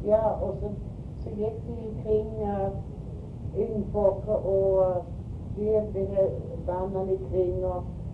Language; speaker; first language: Swedish; early bilingual, heritage; Swedish